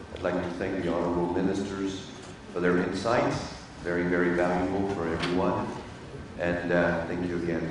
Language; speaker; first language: English; non-native, fluent; French